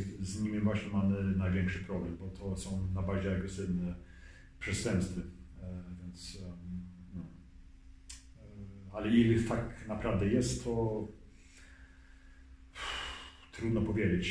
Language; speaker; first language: Polish; early bilingual, heritage; Swedish